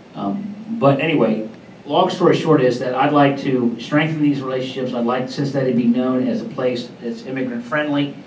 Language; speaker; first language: English; native; English